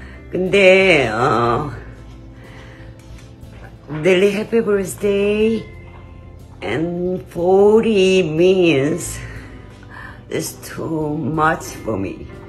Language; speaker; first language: English; non-native, fluent; Korean